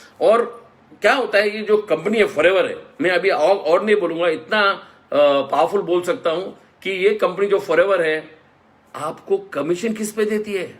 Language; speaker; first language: Hindi; non-native, local second language; Marathi